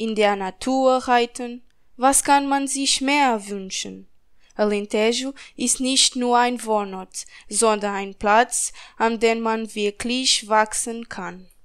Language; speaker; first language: German; non-native, learner; Portuguese